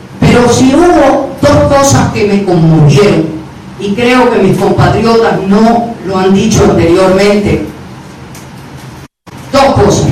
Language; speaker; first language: Spanish; native; Spanish